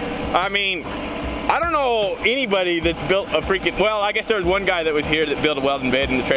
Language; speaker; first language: English; native; English